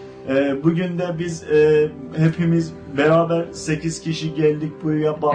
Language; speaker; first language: Turkish; non-native, fluent; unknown